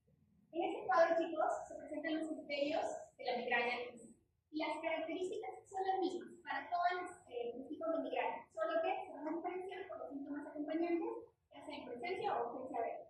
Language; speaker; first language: Spanish; native; Spanish